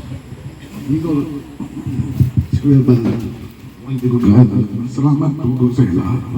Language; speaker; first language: Filipino; non-native, learner; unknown